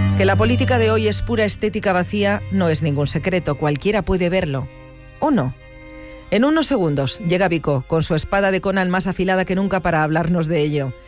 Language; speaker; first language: Spanish; native; Spanish